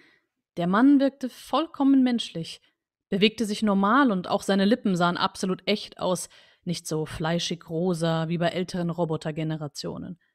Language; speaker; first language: German; native; German